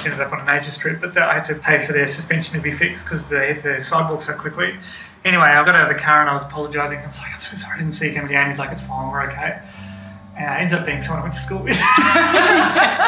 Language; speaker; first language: English; native; English